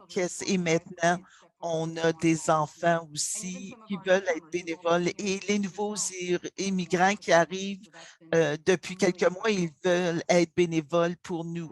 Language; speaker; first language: French; non-native, fluent; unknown